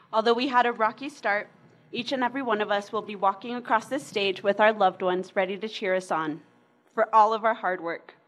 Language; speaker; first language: English; early bilingual, other home language; Spanish